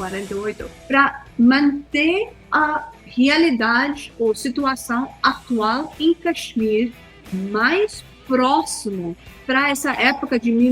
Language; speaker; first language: Portuguese; non-native, fluent; Hindi